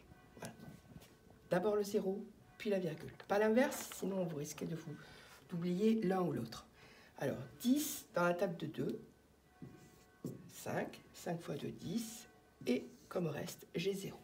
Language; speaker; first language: French; native; French